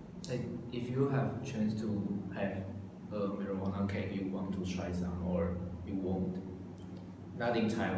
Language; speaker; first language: English; non-native, learner; Chinese